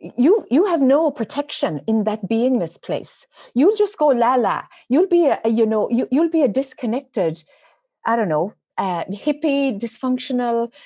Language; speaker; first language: English; native; English